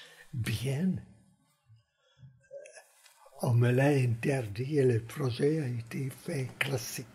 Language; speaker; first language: French; non-native, fluent; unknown